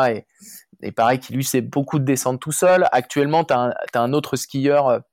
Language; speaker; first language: French; native; French